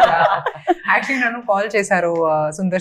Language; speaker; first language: Telugu; non-native, fluent; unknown